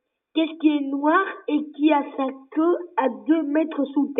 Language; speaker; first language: French; native; French